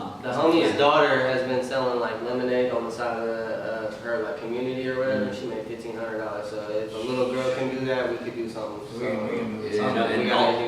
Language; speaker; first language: English; native; English